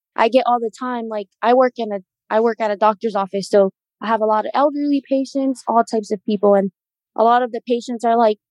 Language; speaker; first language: English; native; English